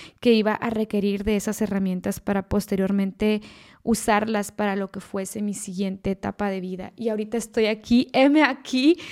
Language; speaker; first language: Spanish; native; Spanish